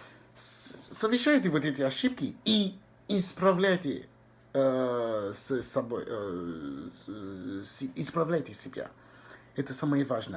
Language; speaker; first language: Russian; non-native, fluent; English